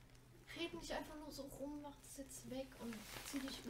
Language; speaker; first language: German; native; German